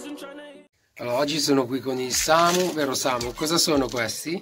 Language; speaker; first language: Italian; native; Italian